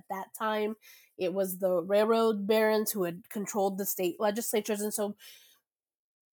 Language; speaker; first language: English; native; English